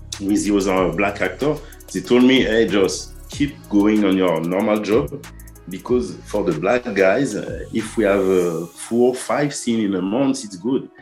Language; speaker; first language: English; non-native, learner; French